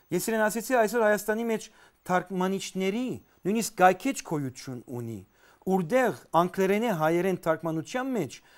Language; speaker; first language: Armenian; native; Armenian